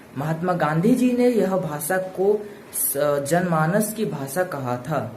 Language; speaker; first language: Hindi; non-native, local second language; Odia